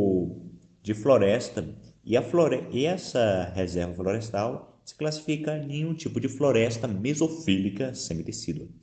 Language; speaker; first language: Portuguese; native; Portuguese